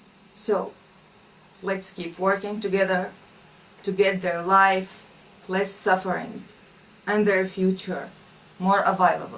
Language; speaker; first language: English; non-native, fluent; Arabic